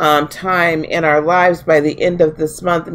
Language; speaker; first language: English; native; English